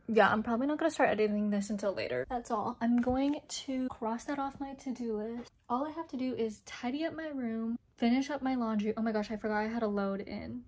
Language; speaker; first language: English; native; English